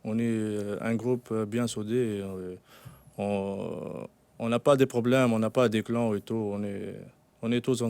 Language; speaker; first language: French; non-native, local second language; Arabic